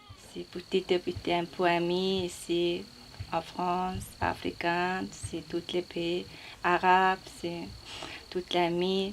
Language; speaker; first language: French; non-native, learner; Mongolian